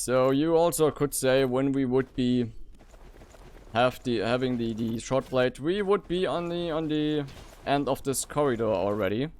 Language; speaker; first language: English; non-native, fluent; German